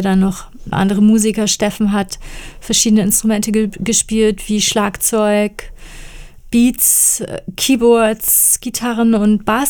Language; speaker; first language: German; native; German